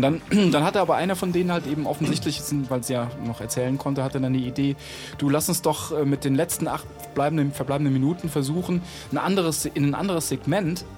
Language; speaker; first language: German; native; German